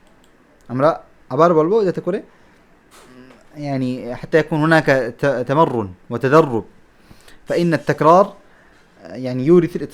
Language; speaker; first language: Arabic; non-native, fluent; Bangla